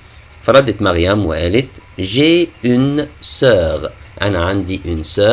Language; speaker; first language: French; non-native, fluent; Arabic